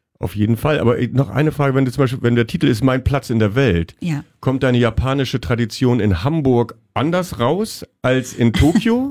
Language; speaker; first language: German; native; German